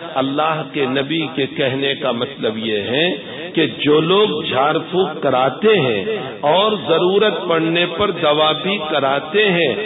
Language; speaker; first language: Urdu; non-native, local second language; Gujarati